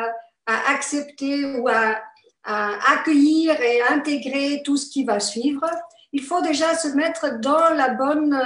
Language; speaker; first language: French; non-native, fluent; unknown